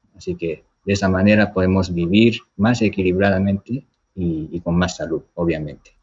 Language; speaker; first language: Spanish; non-native, fluent; Japanese